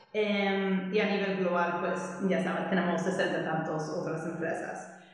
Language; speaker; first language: Spanish; non-native, fluent; English